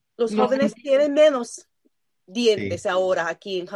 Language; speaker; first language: Spanish; non-native, learner; Japanese